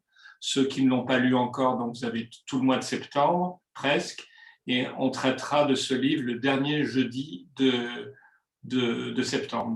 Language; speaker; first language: French; native; French